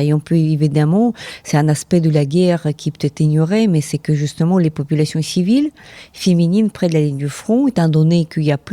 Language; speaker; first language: French; non-native, fluent; Ukrainian